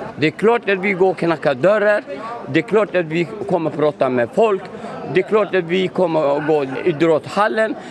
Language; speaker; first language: Swedish; non-native, fluent; Somali